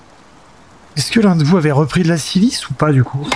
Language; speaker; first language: French; native; French